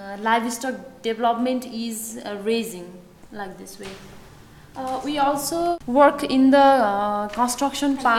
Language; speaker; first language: English; non-native, fluent; Nepali